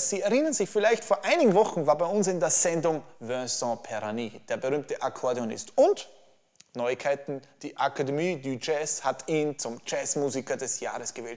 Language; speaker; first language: German; native; German